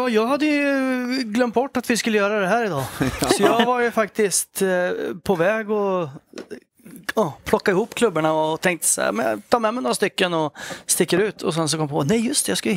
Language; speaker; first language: Swedish; native; Swedish